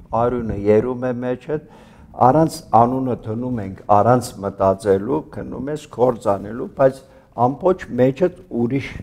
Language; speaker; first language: Armenian; early bilingual, heritage; Armenian